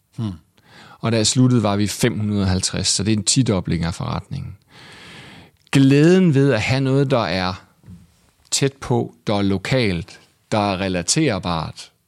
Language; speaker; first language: Danish; native; Danish